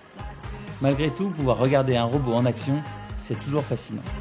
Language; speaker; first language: French; native; French